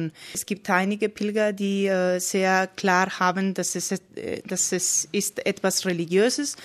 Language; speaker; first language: German; non-native, fluent; Spanish